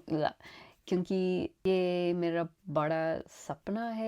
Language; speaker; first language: Hindi; non-native, learner; English